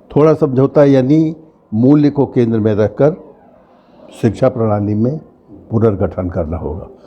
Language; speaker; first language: Hindi; native; Hindi